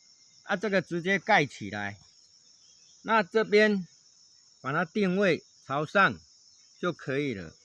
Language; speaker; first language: Chinese; non-native, local second language; Min Nan Chinese